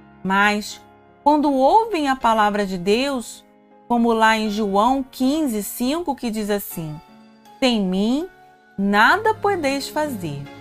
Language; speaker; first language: Portuguese; native; Portuguese